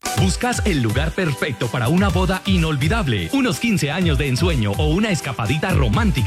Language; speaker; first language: Spanish; native; Spanish